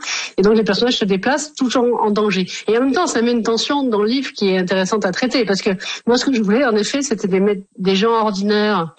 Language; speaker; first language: French; native; French